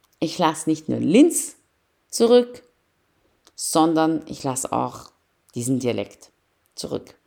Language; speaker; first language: German; early bilingual, other home language; Persian